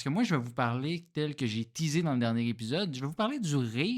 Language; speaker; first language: French; native; French